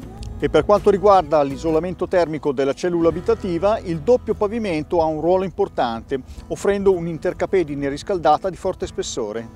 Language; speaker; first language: Italian; native; Italian